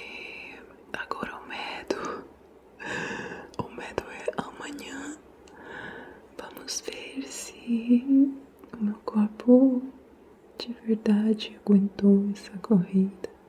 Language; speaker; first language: Portuguese; non-native, fluent; Italian